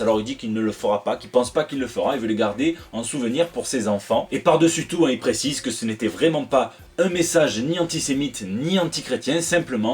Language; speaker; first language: French; native; French